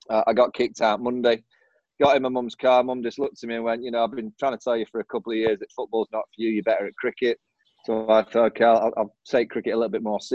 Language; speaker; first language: English; native; English